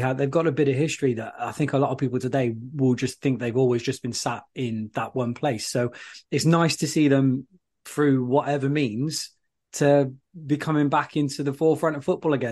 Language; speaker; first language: English; native; English